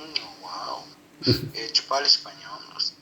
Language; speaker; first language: French; non-native, local second language; Haitian Creole